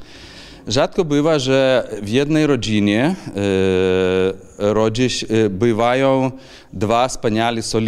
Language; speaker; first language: Polish; non-native, fluent; Lithuanian